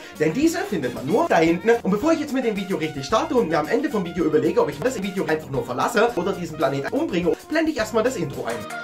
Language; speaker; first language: German; native; German